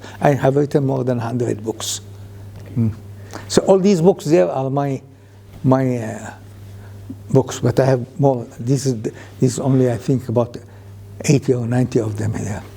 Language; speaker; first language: English; non-native, local second language; Arabic